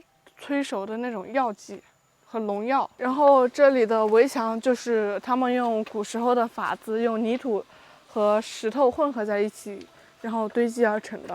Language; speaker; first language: Chinese; native; Chinese